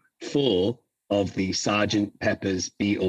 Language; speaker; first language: English; native; English